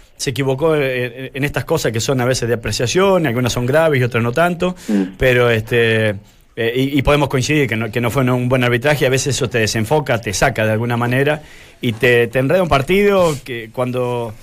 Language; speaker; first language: Spanish; native; Spanish